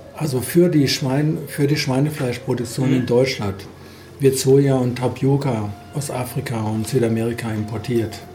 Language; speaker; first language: German; native; German